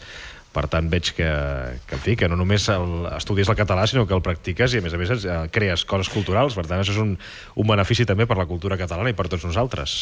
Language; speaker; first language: Catalan; native; Catalan